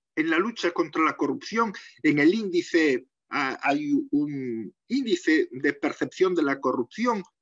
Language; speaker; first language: Spanish; native; Spanish